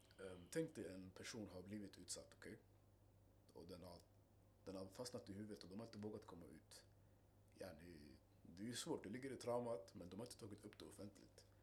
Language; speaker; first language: Swedish; early bilingual, other home language; Arabic